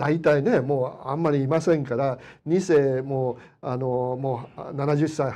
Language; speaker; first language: Japanese; native; Japanese